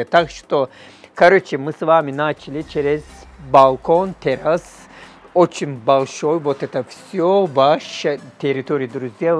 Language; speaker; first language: Russian; non-native, learner; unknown